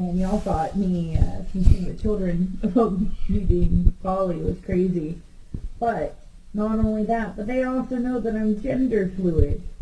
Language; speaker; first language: English; native; English